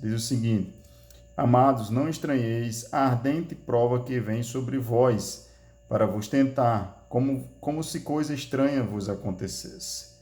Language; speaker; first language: Portuguese; native; Portuguese